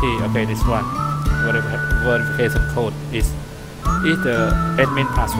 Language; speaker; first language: English; non-native, learner; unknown